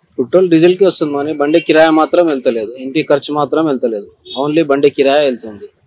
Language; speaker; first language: Telugu; native; Telugu